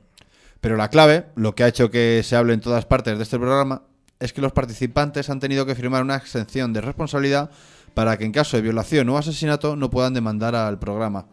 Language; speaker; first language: Spanish; native; Spanish